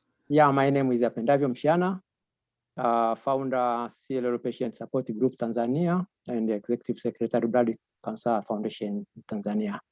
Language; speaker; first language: English; non-native, local second language; Swahili